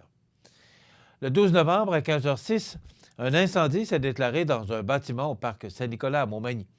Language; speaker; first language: French; native; French